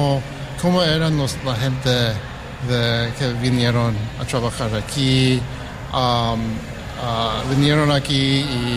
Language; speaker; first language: Spanish; early bilingual, heritage; English